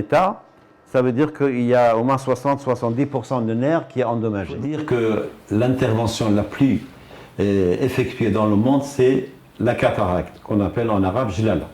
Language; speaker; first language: French; non-native, fluent; Persian